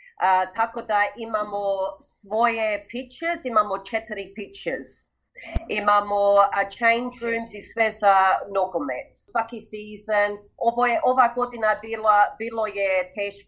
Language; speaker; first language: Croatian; early bilingual, heritage; Croatian